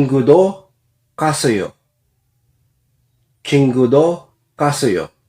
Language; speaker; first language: Korean; non-native, fluent; Filipino